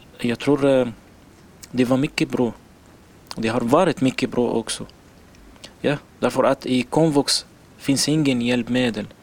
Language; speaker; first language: Swedish; non-native, learner; Arabic